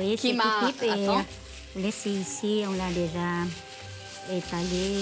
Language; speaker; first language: French; non-native, learner; Vietnamese